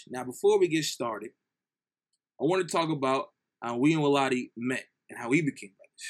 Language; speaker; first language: English; native; English